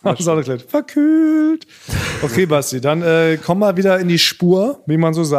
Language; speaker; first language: German; native; German